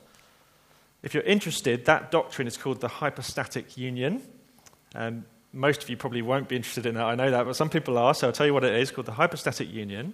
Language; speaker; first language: English; native; English